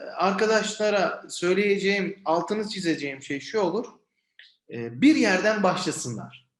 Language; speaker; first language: Turkish; native; Turkish